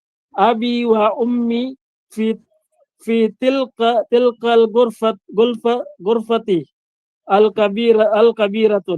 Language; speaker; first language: Arabic; non-native, learner; Filipino